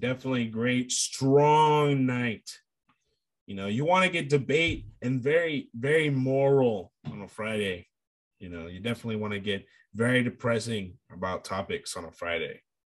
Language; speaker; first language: English; native; English